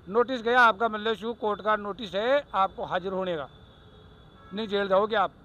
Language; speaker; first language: Hindi; native; Hindi